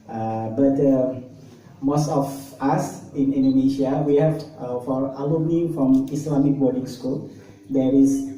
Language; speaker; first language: English; non-native, learner; Indonesian